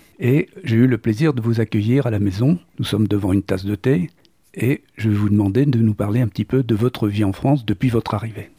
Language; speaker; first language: French; native; French